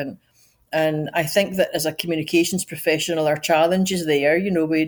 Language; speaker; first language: English; native; English